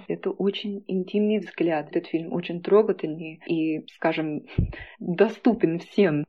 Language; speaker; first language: Russian; non-native, fluent; English